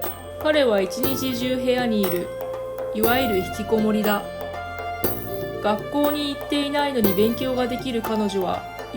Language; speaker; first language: Japanese; native; Japanese